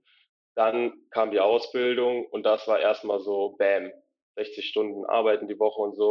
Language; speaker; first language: German; native; German